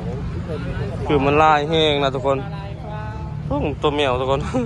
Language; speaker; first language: Thai; non-native, local second language; Northeastern Thai